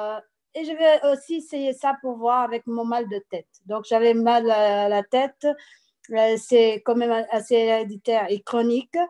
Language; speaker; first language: French; non-native, fluent; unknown